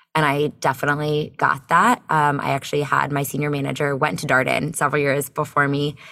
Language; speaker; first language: English; native; English